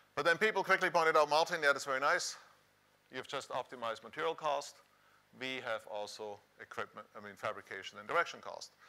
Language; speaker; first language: English; non-native, fluent; Swiss German